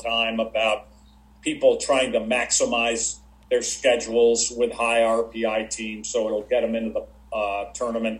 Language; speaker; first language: English; native; English